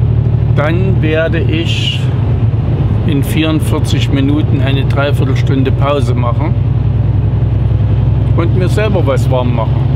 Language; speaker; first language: German; native; German